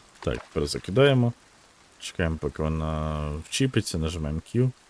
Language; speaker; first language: Ukrainian; native; Ukrainian